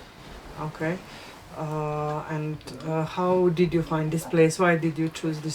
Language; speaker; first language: English; non-native, fluent; Slovenian